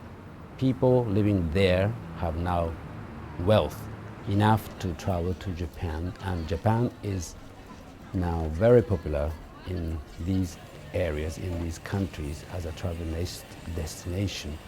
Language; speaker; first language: English; non-native, fluent; Japanese